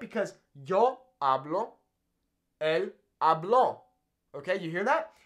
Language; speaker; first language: Spanish; non-native, fluent; English